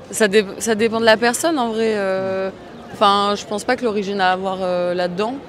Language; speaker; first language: French; native; French